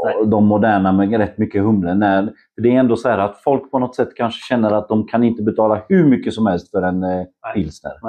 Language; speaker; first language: Swedish; non-native, fluent; Polish